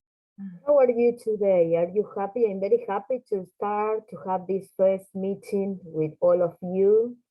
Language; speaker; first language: English; non-native, fluent; Spanish